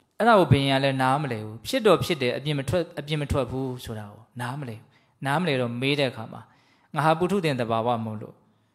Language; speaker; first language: Burmese; native; Burmese